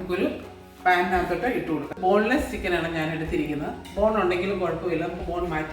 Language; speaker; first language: Malayalam; native; Malayalam